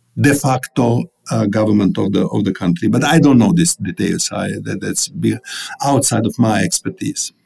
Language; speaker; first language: English; non-native, fluent; Bosnian